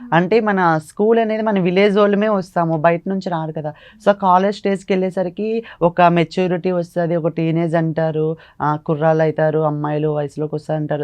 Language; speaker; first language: Telugu; native; Telugu